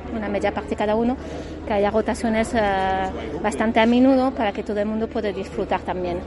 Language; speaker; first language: Spanish; non-native, fluent; French